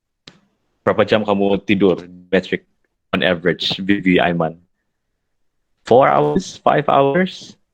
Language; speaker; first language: Malay; native; Malay